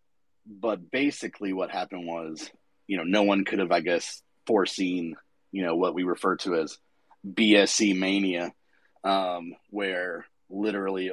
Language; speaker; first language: English; native; English